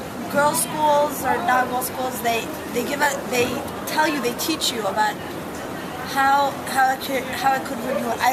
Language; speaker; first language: English; non-native, fluent; Hebrew